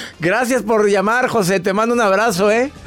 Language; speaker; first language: Spanish; native; Spanish